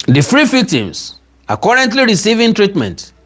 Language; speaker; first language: English; non-native, local second language; Yoruba